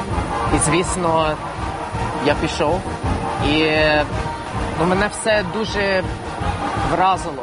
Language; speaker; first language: Ukrainian; non-native, fluent; English